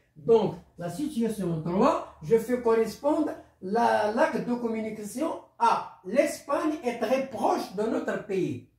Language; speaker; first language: French; non-native, local second language; Arabic